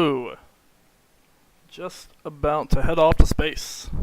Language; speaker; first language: English; native; English